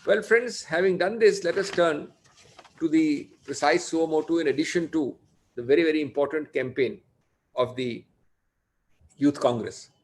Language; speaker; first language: English; non-native, local second language; Hindi